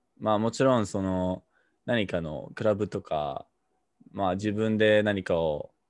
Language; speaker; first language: Japanese; non-native, fluent; English